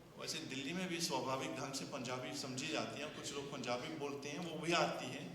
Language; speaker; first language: Hindi; non-native, fluent; German